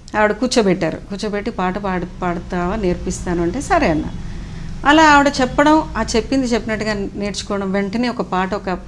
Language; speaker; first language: Telugu; native; Telugu